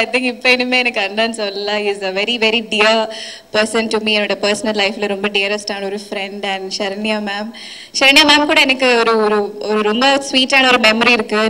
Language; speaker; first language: Tamil; non-native, fluent; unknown